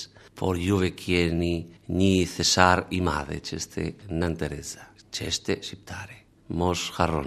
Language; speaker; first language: Albanian; non-native, learner; Spanish